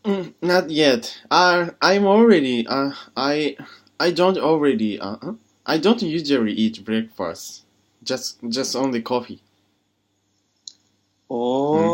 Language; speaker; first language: English; non-native, learner; Japanese